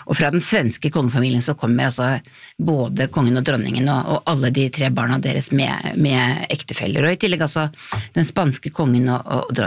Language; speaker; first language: Norwegian; native; Norwegian